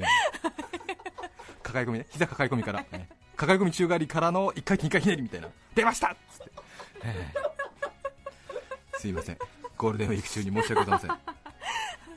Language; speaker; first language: Japanese; native; Japanese